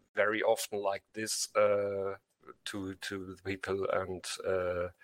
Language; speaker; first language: English; non-native, learner; German